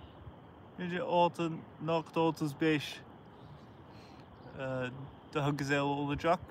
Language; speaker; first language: Turkish; non-native, learner; English